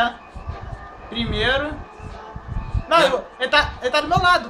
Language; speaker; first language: Portuguese; native; Portuguese